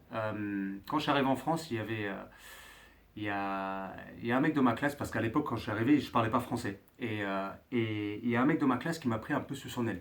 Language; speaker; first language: French; native; French